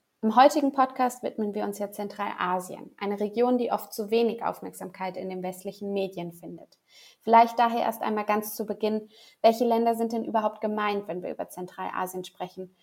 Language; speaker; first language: German; native; German